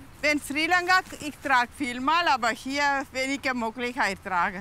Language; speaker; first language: German; non-native, learner; Tamil